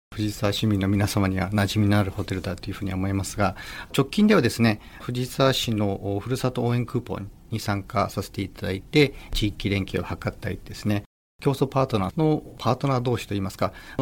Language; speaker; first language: Japanese; native; Japanese